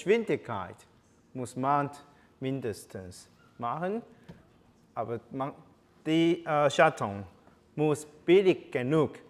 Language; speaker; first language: German; non-native, learner; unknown